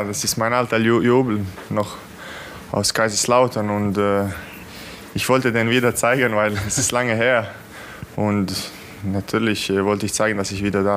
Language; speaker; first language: German; non-native, fluent; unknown